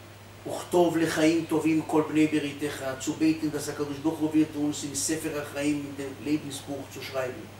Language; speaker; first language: German; non-native, fluent; Hebrew